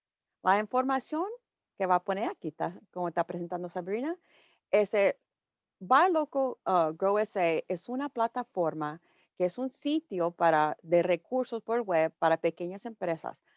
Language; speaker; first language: Spanish; early bilingual, heritage; English